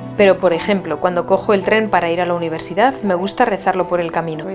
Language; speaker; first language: Spanish; non-native, fluent; German